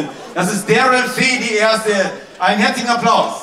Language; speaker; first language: German; native; German